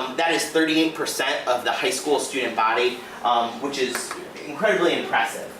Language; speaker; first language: English; native; English